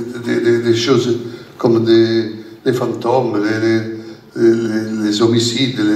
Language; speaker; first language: French; non-native, learner; Italian